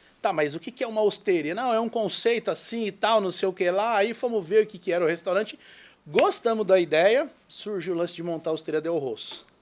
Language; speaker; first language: Portuguese; native; Portuguese